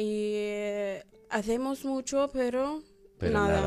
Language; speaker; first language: Spanish; non-native, learner; Arabic